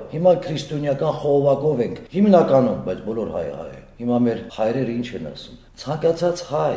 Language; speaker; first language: Armenian; early bilingual, heritage; Armenian